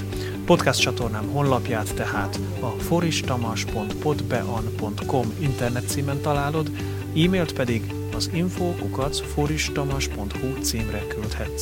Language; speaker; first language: Hungarian; native; Hungarian